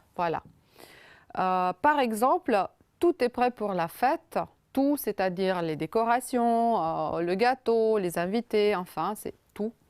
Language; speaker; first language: French; non-native, fluent; Romanian